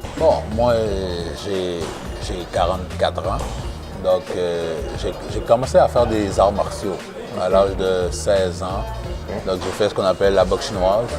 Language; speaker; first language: French; early bilingual, other home language; Haitian Creole